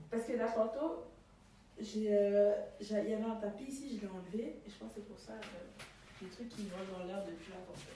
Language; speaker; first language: French; native; French